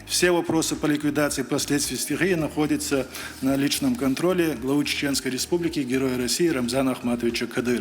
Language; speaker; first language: Russian; non-native, local second language; Chechen